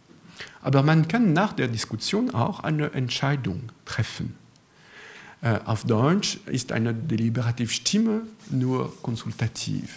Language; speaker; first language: German; non-native, fluent; French